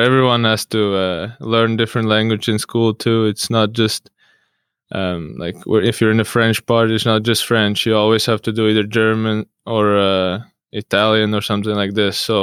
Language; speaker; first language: English; non-native, fluent; Russian